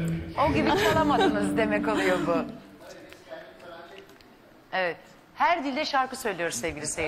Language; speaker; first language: Turkish; native; Turkish